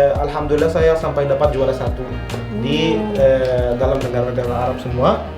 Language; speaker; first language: Indonesian; non-native, fluent; Arabic